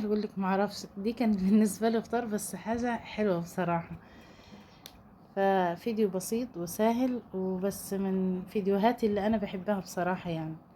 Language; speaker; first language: Arabic; native; Arabic